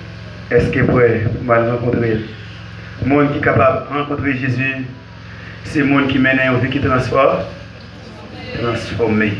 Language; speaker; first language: French; non-native, local second language; Haitian Creole